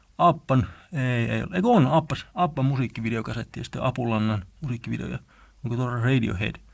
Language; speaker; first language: Finnish; native; Finnish